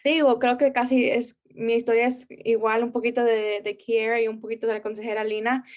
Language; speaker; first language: Spanish; early bilingual, heritage; Spanish